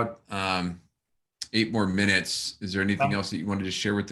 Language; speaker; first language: English; native; English